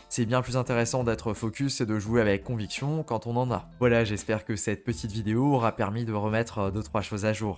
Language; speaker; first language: French; native; French